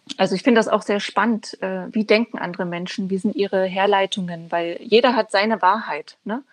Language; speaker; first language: German; native; German